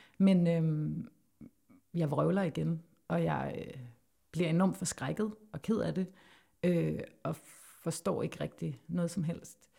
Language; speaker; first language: Danish; native; Danish